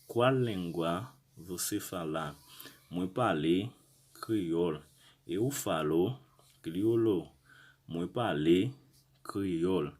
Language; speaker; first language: Portuguese; non-native, learner; Haitian Creole